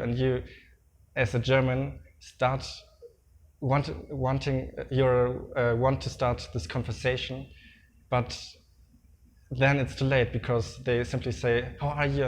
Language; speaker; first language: English; non-native, fluent; German